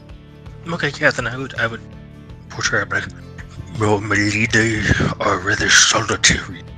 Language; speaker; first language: English; native; English